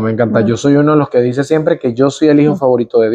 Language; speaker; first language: Spanish; native; Spanish